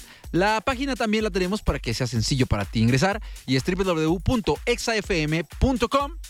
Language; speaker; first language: Spanish; native; Spanish